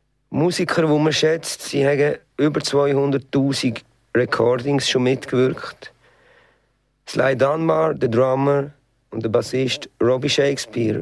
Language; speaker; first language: German; native; German